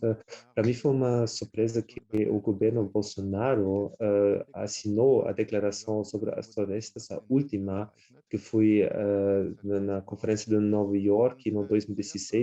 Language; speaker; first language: Portuguese; non-native, fluent; German